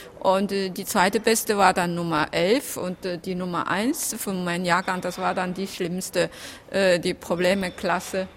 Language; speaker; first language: German; non-native, fluent; Chinese